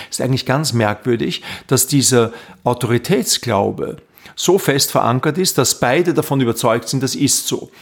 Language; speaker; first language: German; native; German